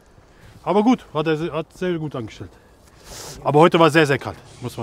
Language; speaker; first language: German; native; German